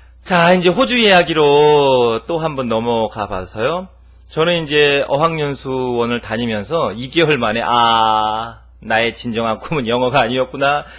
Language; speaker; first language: Korean; native; Korean